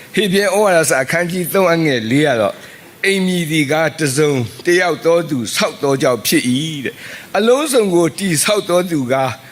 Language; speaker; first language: Burmese; non-native, local second language; S'gaw Karen